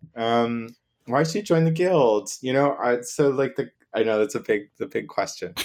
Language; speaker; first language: English; native; English